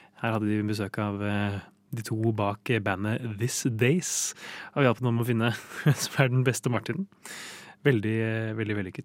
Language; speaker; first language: Norwegian; native; Norwegian